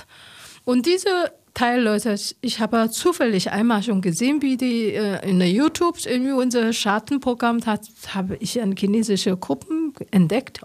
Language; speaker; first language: German; non-native, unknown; Chinese